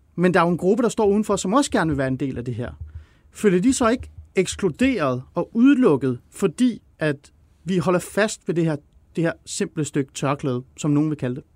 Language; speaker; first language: Danish; early bilingual, other home language; Persian